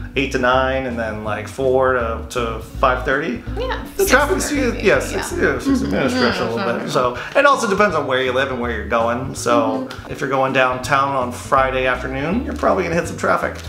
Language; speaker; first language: English; native; English